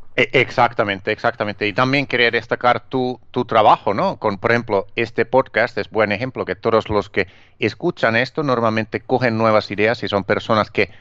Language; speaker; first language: Spanish; non-native, fluent; Finnish